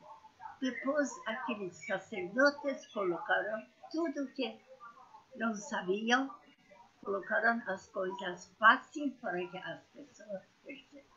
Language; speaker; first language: Portuguese; non-native, learner; Persian